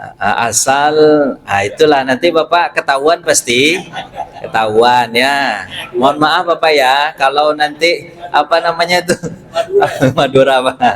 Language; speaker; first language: Indonesian; non-native, local second language; Minangkabau